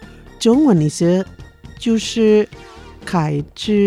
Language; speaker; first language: Chinese; non-native, fluent; Indonesian